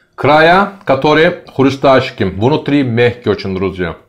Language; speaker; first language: Russian; non-native, learner; Turkish